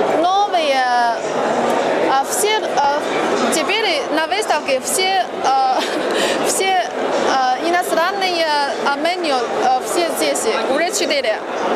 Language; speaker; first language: Russian; non-native, learner; Chinese